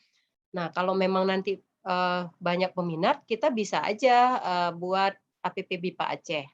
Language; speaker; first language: Indonesian; native; Indonesian